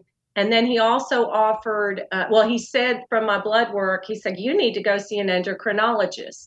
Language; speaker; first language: English; native; English